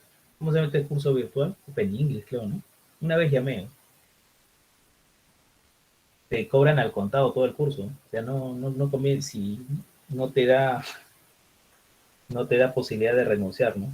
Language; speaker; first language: Spanish; native; Spanish